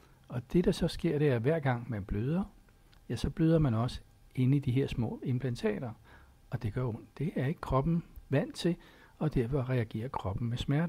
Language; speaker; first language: Danish; native; Danish